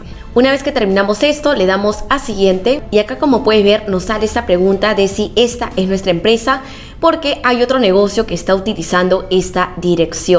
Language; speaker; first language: Spanish; native; Spanish